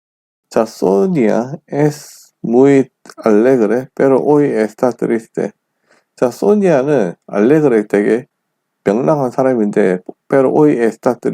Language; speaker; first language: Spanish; non-native, fluent; Korean